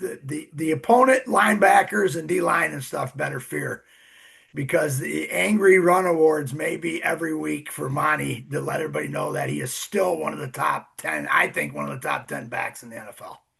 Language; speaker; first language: English; native; English